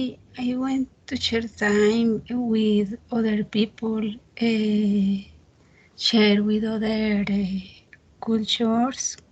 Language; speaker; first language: English; non-native, learner; Spanish